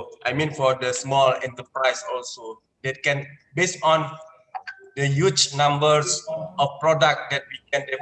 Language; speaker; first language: English; non-native, learner; Indonesian